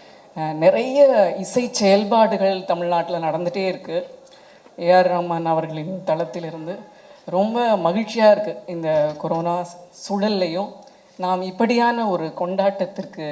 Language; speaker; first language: Tamil; native; Tamil